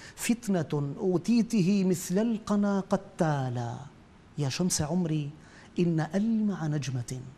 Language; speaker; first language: Arabic; native; Arabic